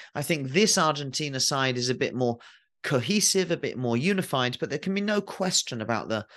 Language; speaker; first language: English; native; English